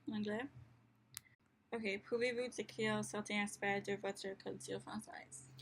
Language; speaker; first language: French; non-native, learner; English